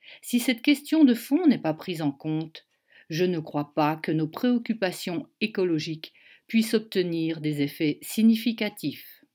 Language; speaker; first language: French; native; French